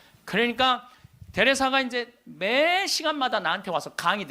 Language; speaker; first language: Korean; native; Korean